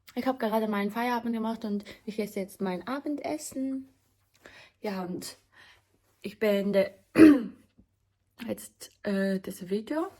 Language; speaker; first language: German; non-native, learner; Mongolian